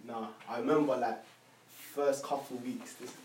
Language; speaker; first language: English; native; English